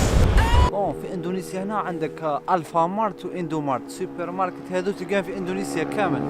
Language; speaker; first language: Arabic; native; Arabic